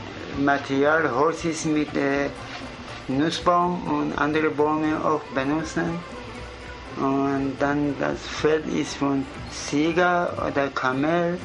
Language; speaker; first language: German; non-native, fluent; Kurdish